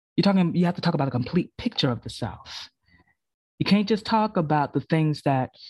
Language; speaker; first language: English; native; English